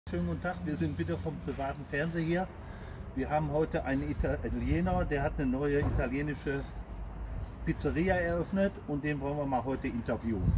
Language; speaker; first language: German; native; German